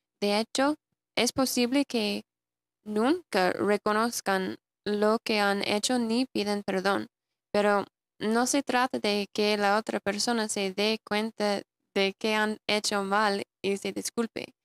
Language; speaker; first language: Spanish; non-native, fluent; English